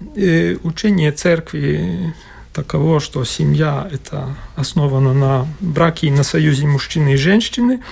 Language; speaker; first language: Russian; non-native, local second language; Latvian